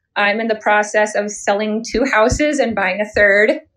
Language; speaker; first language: English; native; English